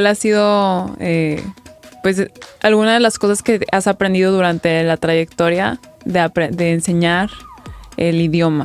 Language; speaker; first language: Spanish; native; Spanish